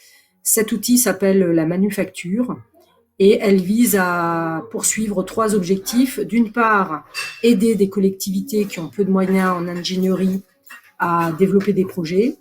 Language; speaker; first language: French; native; French